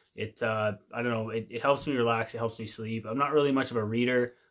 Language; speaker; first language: English; native; English